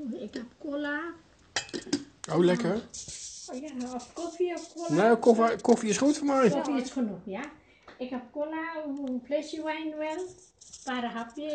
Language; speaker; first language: Dutch; non-native, learner; Nepali